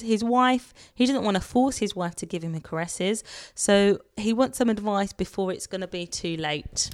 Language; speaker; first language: English; native; English